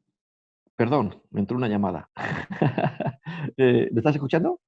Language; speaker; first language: Spanish; native; Spanish